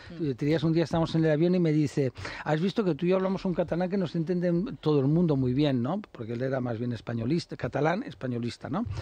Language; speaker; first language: Spanish; native; Spanish